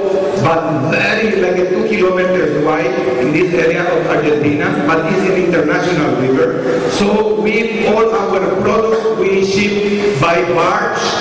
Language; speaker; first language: English; non-native, fluent; Spanish